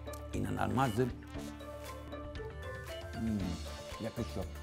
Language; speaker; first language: Turkish; non-native, fluent; Italian